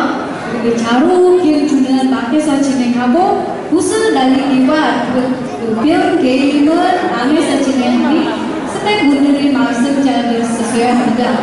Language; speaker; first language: Korean; non-native, fluent; Indonesian